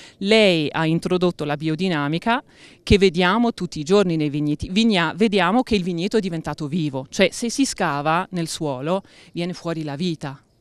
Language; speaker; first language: Italian; non-native, fluent; Danish